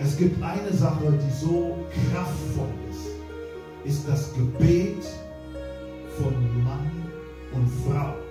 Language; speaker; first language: German; non-native, fluent; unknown